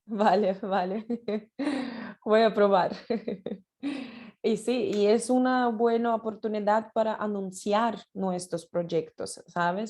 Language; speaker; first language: Spanish; non-native, learner; Russian